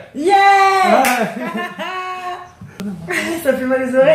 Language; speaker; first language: French; native; French